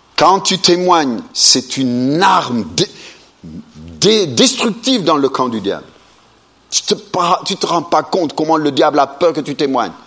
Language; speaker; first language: French; non-native, fluent; Amharic